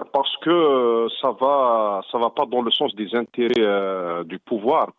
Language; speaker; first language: French; non-native, local second language; Arabic